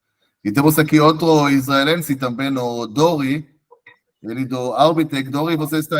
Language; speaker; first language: Portuguese; non-native, fluent; Hebrew